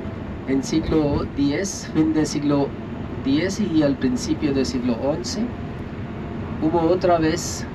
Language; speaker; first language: Spanish; non-native, fluent; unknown